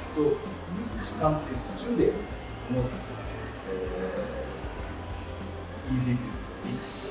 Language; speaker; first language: Japanese; native; Japanese